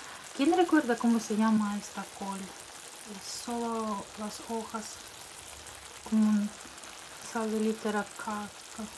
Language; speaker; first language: Spanish; non-native, fluent; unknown